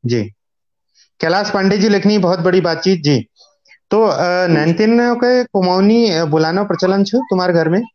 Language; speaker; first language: Hindi; non-native, local second language; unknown